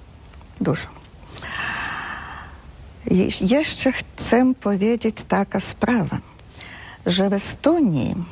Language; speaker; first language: Polish; early bilingual, heritage; Polish